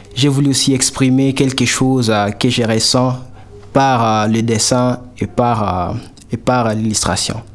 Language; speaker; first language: French; non-native, local second language; Swahili